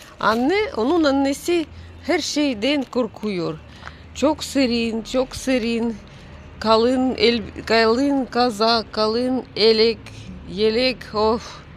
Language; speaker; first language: Turkish; non-native, learner; Russian